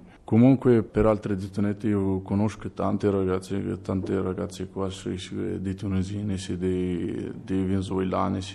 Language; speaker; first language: Italian; non-native, learner; Arabic